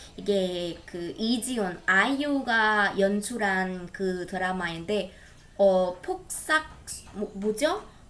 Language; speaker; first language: Korean; non-native, fluent; Burmese